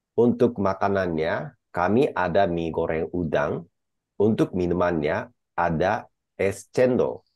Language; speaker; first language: Indonesian; non-native, fluent; Japanese